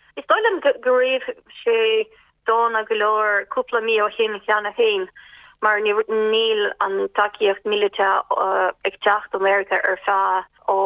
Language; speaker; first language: Irish; non-native, fluent; Ukrainian